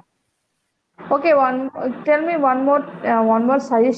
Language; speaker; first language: English; non-native, learner; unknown